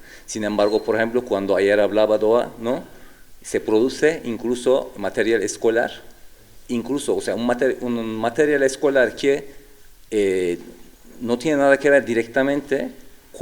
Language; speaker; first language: Spanish; non-native, fluent; Turkish